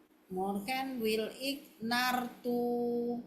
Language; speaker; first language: Dutch; non-native, learner; Indonesian